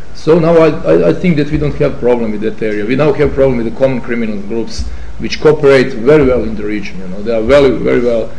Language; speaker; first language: English; non-native, fluent; Serbian